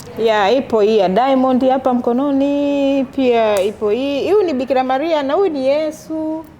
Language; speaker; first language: Swahili; native; Swahili